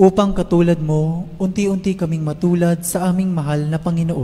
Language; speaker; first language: Filipino; native; Filipino